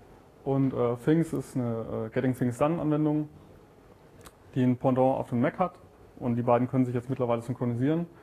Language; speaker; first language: German; native; German